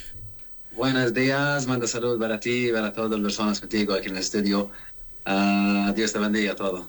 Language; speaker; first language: Spanish; non-native, learner; Arabic